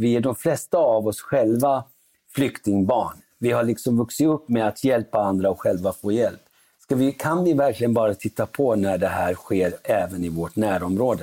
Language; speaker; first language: Swedish; early bilingual, other home language; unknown